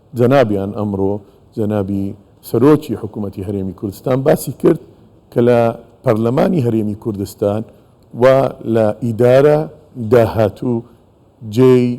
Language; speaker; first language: Central Kurdish; non-native, local second language; Assyrian Neo-Aramaic